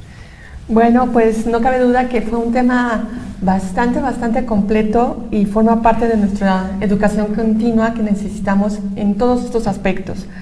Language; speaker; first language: Spanish; native; Spanish